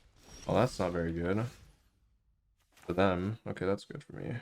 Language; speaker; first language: English; native; English